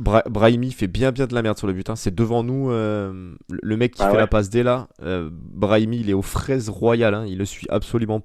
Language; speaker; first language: French; native; French